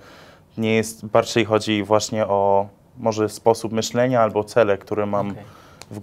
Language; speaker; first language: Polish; early bilingual, heritage; English